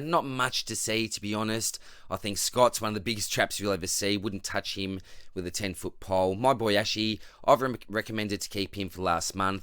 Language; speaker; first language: English; native; English